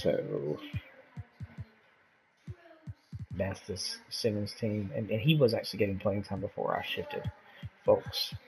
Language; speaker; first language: English; native; English